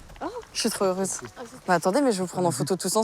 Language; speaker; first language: French; native; French